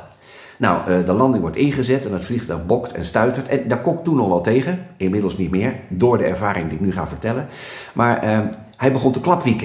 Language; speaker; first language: Dutch; native; Dutch